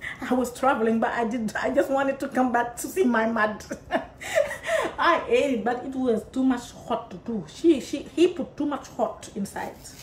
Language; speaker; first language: English; non-native, learner; Wolof